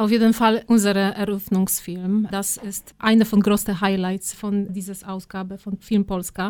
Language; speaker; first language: German; non-native, fluent; Polish